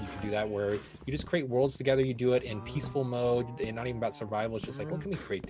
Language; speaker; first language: English; native; English